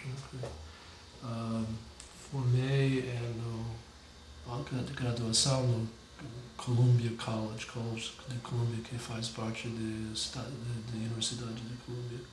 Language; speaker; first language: Portuguese; non-native, fluent; English